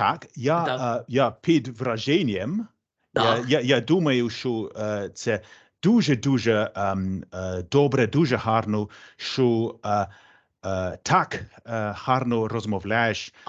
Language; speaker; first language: Ukrainian; non-native, fluent; English